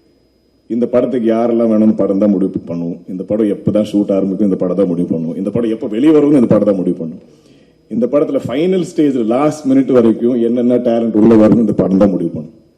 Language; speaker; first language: Tamil; non-native, local second language; Malayalam